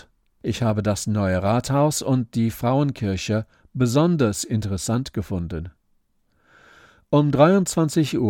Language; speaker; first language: German; non-native, fluent; English